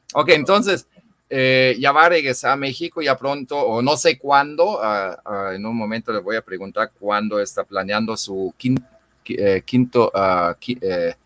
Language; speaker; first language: Spanish; non-native, fluent; German